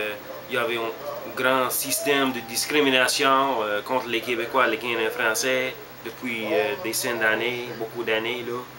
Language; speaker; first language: French; non-native, learner; English